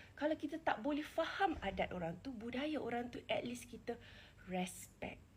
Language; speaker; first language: Malay; native; Malay